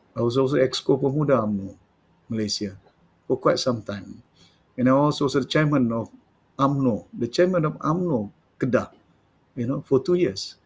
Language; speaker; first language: English; non-native, local second language; Malay